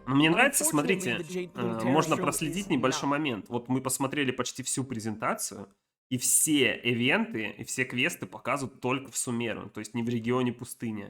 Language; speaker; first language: Russian; native; Russian